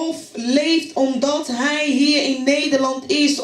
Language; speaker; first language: Dutch; non-native, fluent; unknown